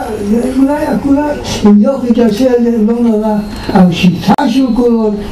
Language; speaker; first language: Hebrew; non-native, fluent; Yiddish